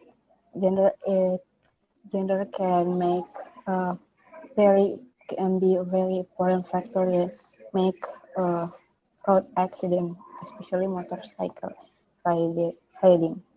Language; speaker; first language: English; non-native, learner; Indonesian